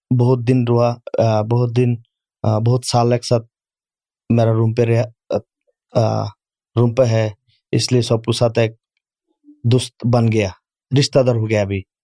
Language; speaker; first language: Urdu; non-native, learner; Bangla